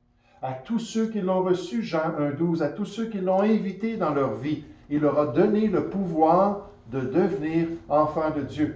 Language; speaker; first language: French; native; French